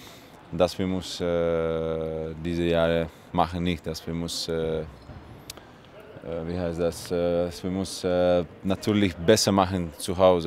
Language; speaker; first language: German; non-native, learner; Russian